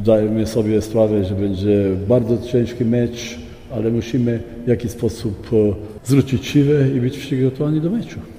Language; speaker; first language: Polish; non-native, fluent; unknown